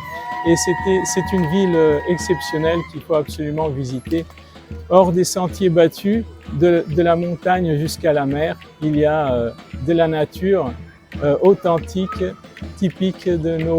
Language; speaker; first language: French; non-native, fluent; Bulgarian